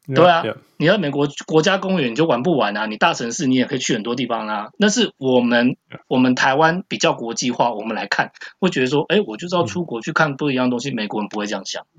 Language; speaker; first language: Chinese; native; Chinese